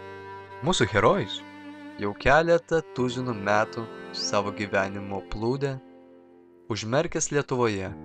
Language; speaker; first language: Lithuanian; native; Lithuanian